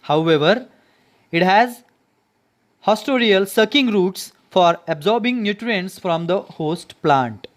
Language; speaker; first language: English; non-native, local second language; Marathi